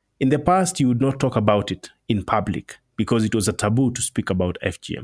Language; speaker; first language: English; non-native, local second language; Masai